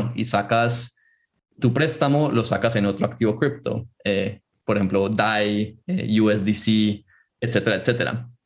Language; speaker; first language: Spanish; native; Spanish